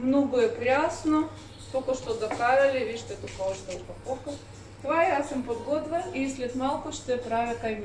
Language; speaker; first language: Bulgarian; non-native, learner; Russian